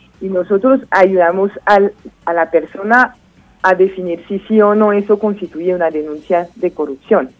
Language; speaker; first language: Spanish; non-native, fluent; French